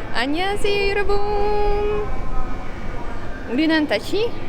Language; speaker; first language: Korean; non-native, learner; Ukrainian